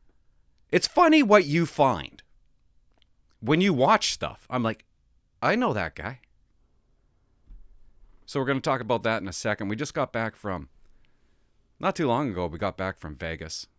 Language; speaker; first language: English; native; English